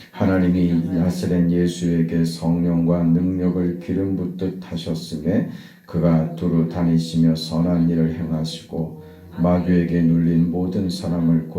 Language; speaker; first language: Korean; native; Korean